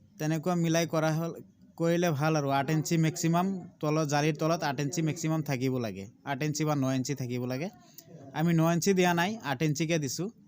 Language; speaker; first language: Assamese; non-native, local second language; Bangla